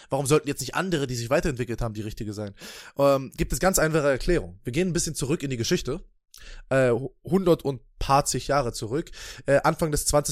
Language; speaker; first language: German; native; German